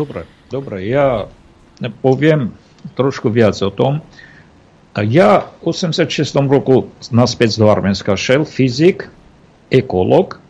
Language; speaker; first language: Ukrainian; non-native, learner; Armenian